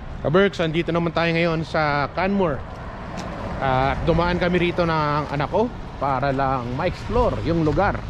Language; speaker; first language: Filipino; native; Filipino